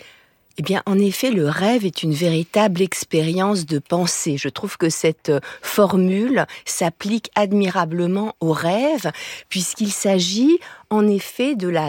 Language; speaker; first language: French; native; French